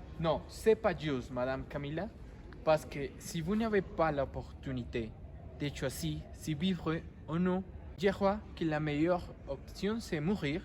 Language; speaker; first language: French; non-native, learner; Spanish